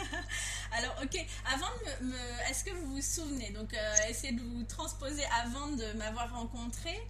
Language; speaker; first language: French; native; French